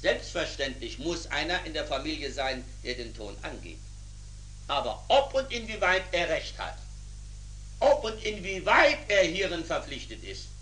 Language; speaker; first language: German; native; German